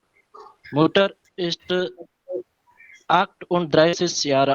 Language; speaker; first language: German; non-native, learner; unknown